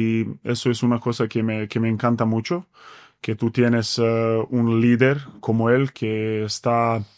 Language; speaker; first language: Spanish; non-native, fluent; Bosnian